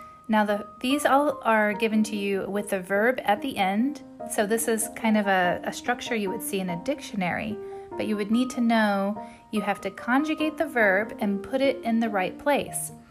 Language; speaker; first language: English; native; English